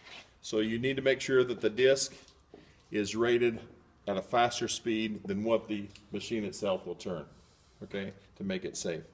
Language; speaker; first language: English; native; English